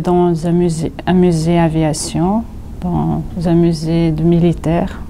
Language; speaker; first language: French; non-native, fluent; Russian